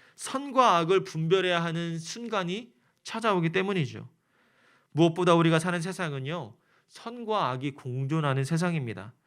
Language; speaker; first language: Korean; native; Korean